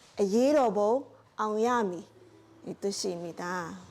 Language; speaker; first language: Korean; non-native, learner; Burmese